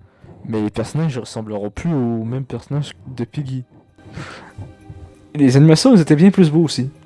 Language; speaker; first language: French; native; French